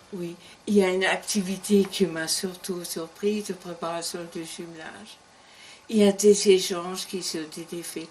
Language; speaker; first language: French; non-native, learner; German